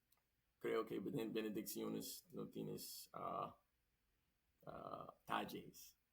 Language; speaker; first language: Spanish; non-native, learner; English